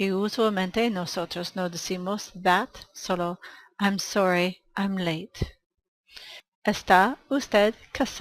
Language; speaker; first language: Spanish; non-native, fluent; English